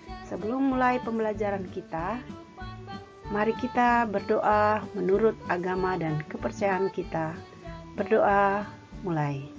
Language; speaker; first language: Indonesian; native; Indonesian